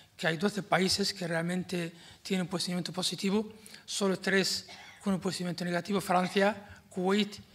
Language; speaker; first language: Spanish; non-native, fluent; Arabic